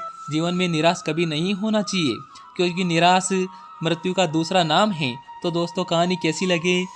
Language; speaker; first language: Hindi; native; Hindi